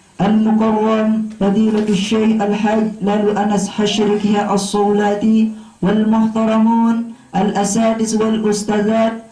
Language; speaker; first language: Arabic; non-native, fluent; Indonesian